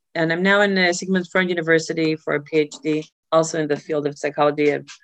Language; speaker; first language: English; early bilingual, other home language; Hebrew